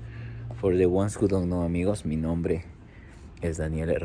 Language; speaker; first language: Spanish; early bilingual, heritage; Spanish